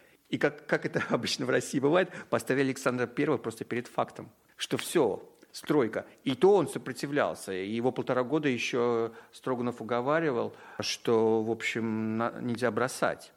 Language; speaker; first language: Russian; native; Russian